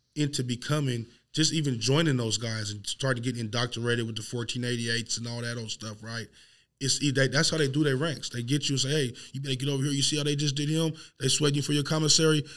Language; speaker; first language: English; native; English